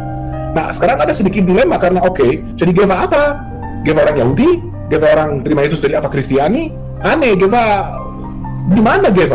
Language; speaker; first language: Indonesian; non-native, fluent; Hebrew